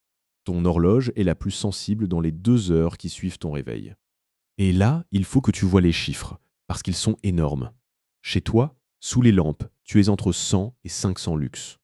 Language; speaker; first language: French; native; French